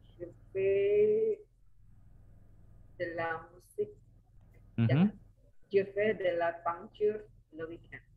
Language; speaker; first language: French; non-native, learner; Indonesian